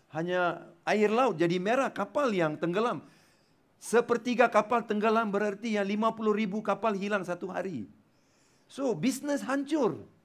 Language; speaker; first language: Malay; non-native, local second language; Tamil